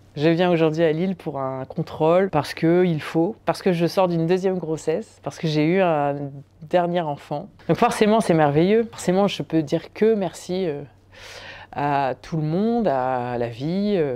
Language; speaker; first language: French; native; French